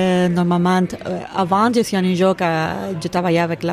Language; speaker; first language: French; non-native, learner; Spanish